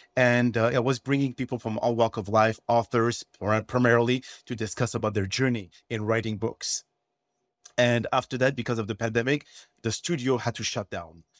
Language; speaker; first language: English; non-native, fluent; French